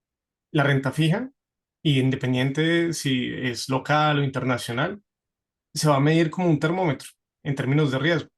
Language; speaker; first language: Spanish; native; Spanish